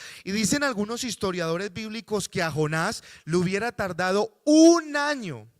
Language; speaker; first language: Spanish; native; Spanish